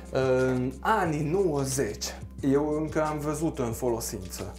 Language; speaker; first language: Romanian; non-native, local second language; Hungarian